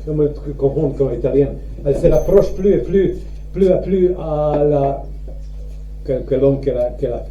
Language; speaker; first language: French; non-native, learner; Croatian